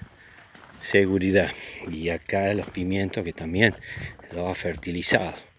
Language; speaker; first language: Spanish; native; Spanish